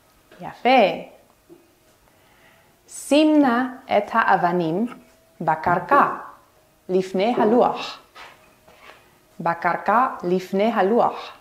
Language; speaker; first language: Hebrew; non-native, fluent; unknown